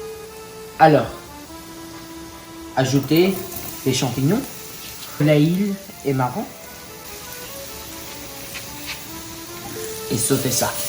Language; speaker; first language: French; non-native, learner; English